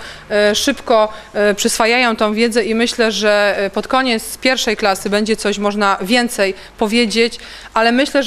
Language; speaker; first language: Polish; native; Polish